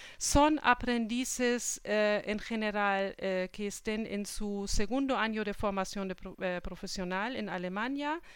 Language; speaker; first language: Spanish; non-native, fluent; German